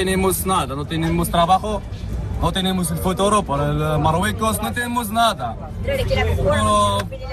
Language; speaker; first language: Spanish; non-native, learner; Arabic